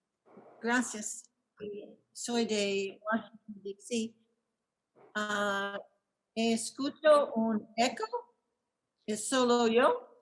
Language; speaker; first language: Spanish; non-native, learner; English